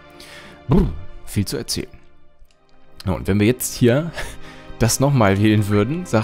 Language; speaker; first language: German; native; German